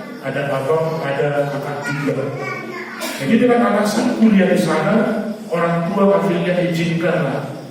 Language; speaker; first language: Indonesian; non-native, local second language; Batak Toba